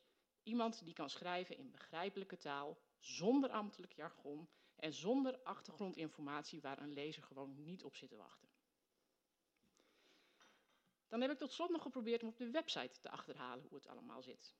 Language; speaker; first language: Dutch; native; Dutch